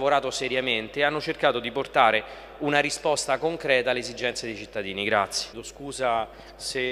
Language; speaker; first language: Italian; native; Italian